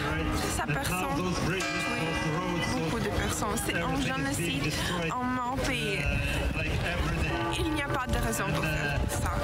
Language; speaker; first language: French; non-native, learner; Ukrainian